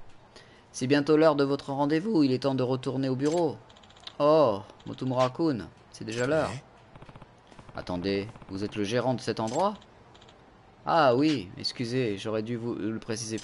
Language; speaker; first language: French; native; French